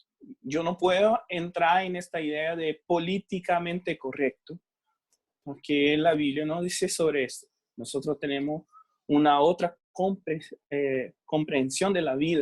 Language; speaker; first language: Spanish; non-native, fluent; Portuguese